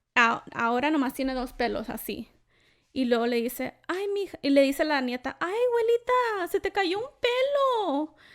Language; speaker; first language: Spanish; early bilingual, other home language; English